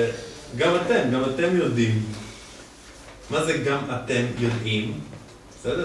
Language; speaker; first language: Hebrew; non-native, fluent; Serbian